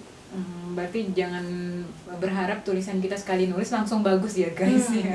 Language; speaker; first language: Indonesian; native; Indonesian